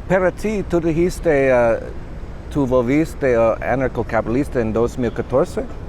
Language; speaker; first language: Spanish; non-native, learner; English